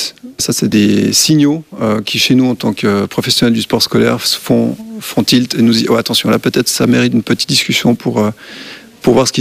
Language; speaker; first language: French; native; French